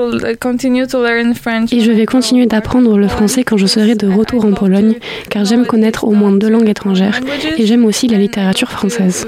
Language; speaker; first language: French; non-native, fluent; Polish